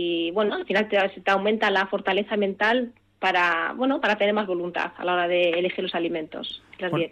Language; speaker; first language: Spanish; early bilingual, other home language; Arabic